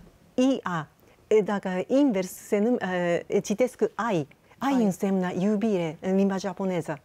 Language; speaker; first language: Romanian; non-native, fluent; Japanese